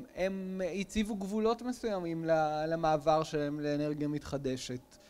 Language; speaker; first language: Hebrew; native; Hebrew